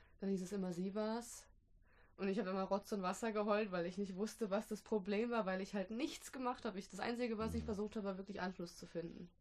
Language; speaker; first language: German; early bilingual, other home language; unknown